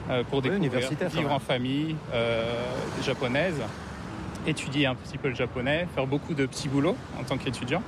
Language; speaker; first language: French; native; French